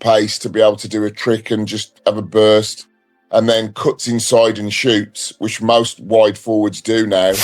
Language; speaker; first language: English; native; English